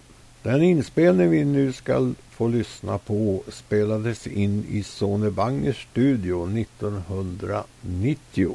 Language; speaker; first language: Swedish; native; Swedish